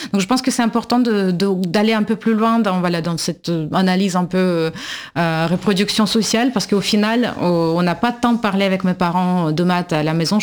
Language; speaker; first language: French; non-native, fluent; Russian